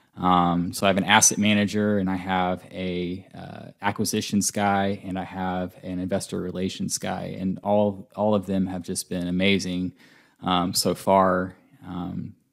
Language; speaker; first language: English; native; English